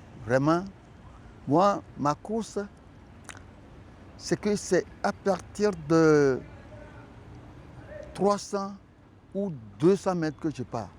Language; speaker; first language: French; non-native, local second language; Ewe